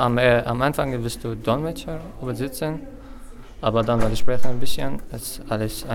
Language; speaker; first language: German; non-native, learner; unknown